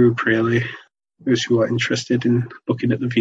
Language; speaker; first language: English; native; English